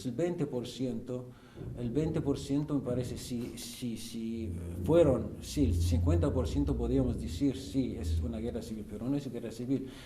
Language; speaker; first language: Spanish; non-native, fluent; Arabic